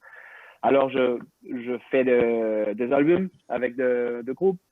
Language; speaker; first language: French; non-native, local second language; Spanish